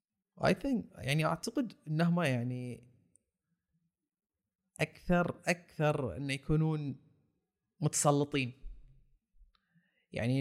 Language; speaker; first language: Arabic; native; Arabic